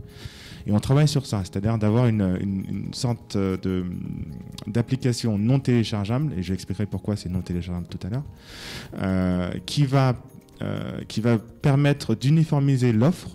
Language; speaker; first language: French; native; French